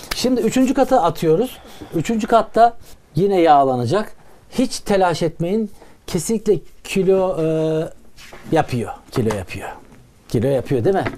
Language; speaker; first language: Turkish; native; Turkish